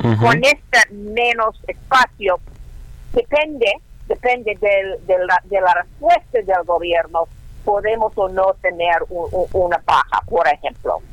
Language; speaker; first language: Spanish; non-native, learner; English